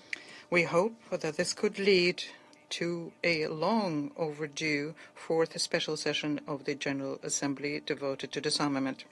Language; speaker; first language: English; non-native, fluent; Portuguese